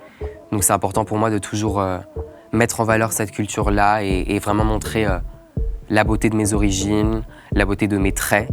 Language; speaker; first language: French; native; French